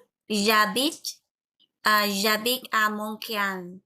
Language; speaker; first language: French; non-native, learner; Vietnamese